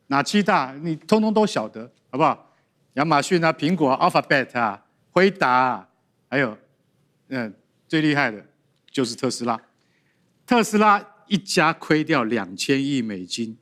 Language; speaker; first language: Chinese; native; Chinese